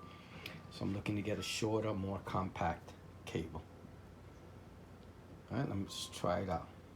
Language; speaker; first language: English; native; English